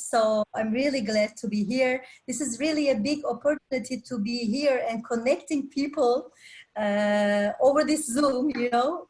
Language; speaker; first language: English; non-native, fluent; Turkish